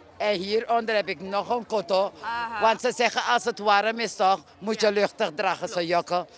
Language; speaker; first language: Dutch; native; Dutch